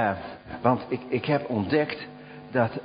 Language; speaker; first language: Dutch; native; Dutch